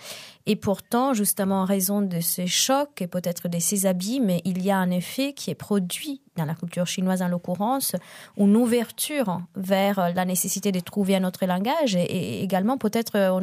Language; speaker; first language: French; non-native, fluent; Italian